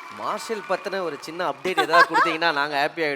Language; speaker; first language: Tamil; native; Tamil